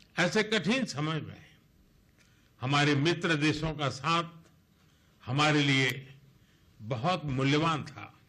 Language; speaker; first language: Hindi; non-native, local second language; Gujarati